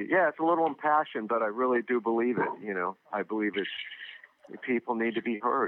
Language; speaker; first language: English; native; English